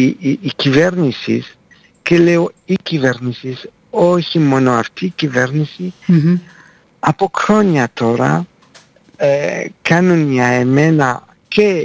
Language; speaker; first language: Greek; non-native, fluent; French